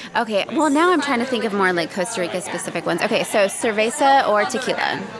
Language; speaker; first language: English; native; English